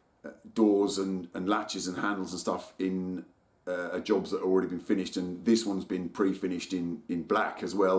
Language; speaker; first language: English; native; English